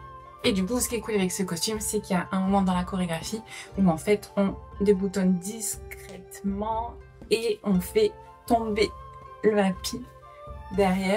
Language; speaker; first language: French; native; French